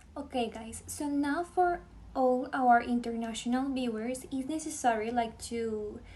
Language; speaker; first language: English; non-native, learner; Spanish